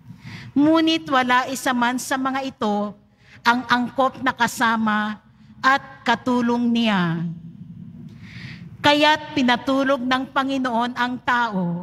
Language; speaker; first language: Filipino; native; Filipino